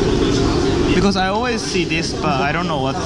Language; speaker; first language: English; non-native, learner; Japanese